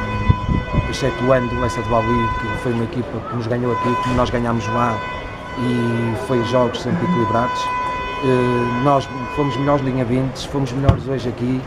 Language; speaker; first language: Portuguese; native; Portuguese